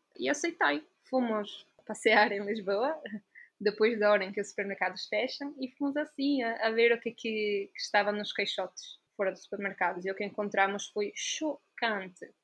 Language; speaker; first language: Portuguese; non-native, fluent; Italian